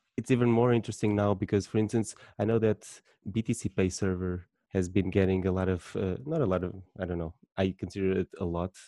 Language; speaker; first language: English; non-native, fluent; Portuguese